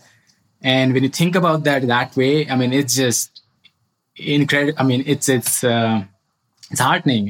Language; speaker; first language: English; non-native, local second language; Hindi